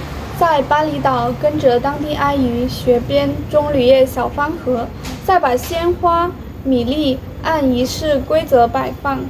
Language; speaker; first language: Chinese; native; Chinese